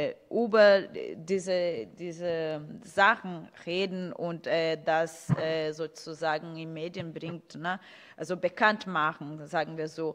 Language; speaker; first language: German; non-native, fluent; Portuguese